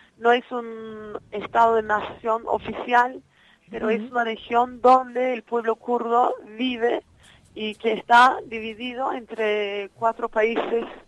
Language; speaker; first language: Spanish; non-native, fluent; Kurdish